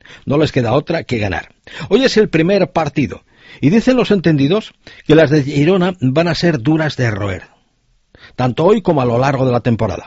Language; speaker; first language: Spanish; native; Spanish